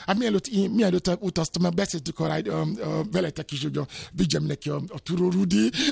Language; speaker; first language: Hungarian; non-native, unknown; Yoruba